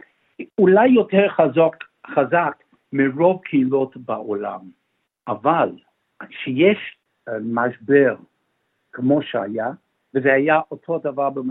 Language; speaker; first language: Hebrew; non-native, fluent; English